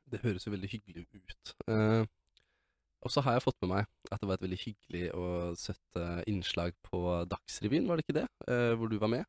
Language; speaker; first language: Norwegian; native; Norwegian